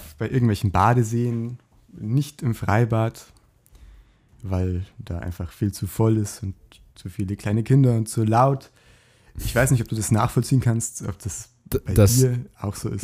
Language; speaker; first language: German; native; German